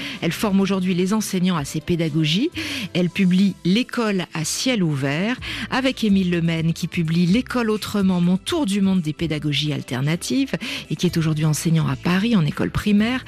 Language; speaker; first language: French; native; French